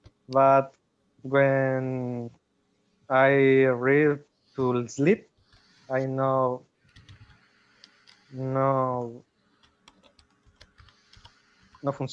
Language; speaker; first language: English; non-native, learner; Spanish